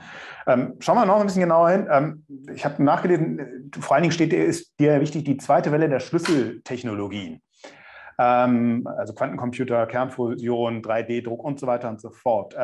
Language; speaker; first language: German; native; German